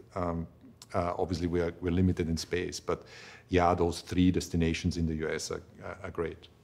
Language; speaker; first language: English; non-native, fluent; German